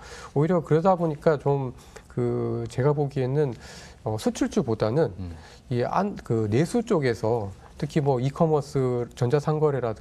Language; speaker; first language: Korean; native; Korean